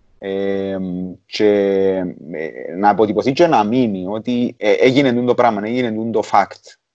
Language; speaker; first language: Greek; native; Greek